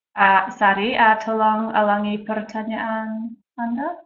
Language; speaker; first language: Indonesian; non-native, learner; English